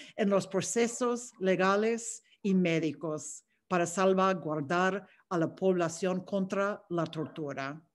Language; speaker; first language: Spanish; non-native, fluent; English